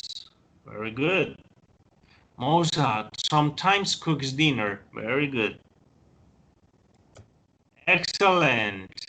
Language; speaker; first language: English; non-native, fluent; Spanish